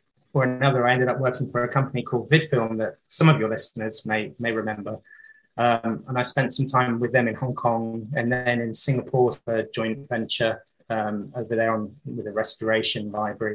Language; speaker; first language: English; native; English